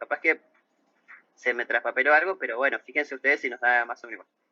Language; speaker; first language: Spanish; native; Spanish